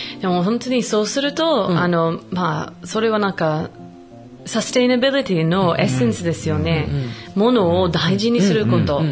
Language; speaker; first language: Japanese; non-native, fluent; English